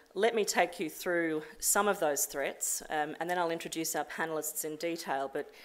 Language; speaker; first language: English; native; English